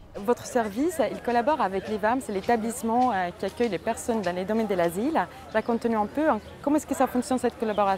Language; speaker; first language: French; native; French